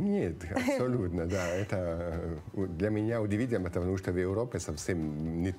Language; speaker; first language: Russian; non-native, fluent; Italian